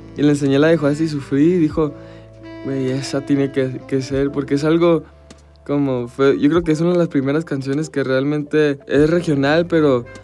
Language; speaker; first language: Spanish; early bilingual, heritage; Spanish